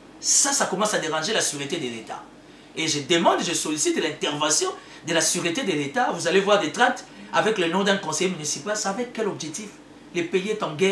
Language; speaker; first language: French; non-native, local second language; Lingala